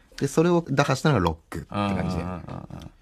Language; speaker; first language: Japanese; native; Japanese